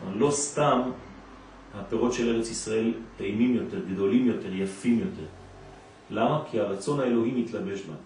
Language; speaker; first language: Hebrew; non-native, fluent; French